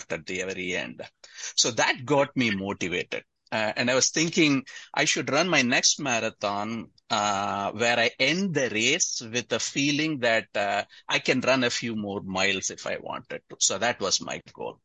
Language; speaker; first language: English; non-native, local second language; Tamil